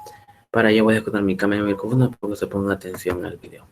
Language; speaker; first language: Spanish; native; Spanish